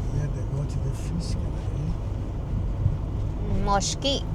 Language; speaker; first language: Danish; non-native, learner; Thai